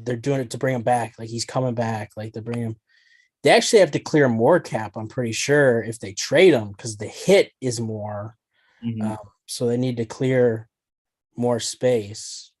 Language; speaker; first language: English; native; English